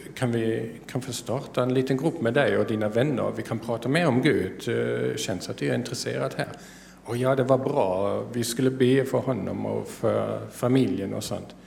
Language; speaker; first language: Swedish; non-native, fluent; German